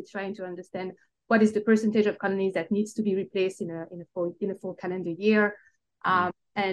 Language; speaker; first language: English; non-native, fluent; French